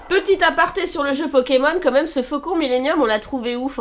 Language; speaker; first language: French; native; French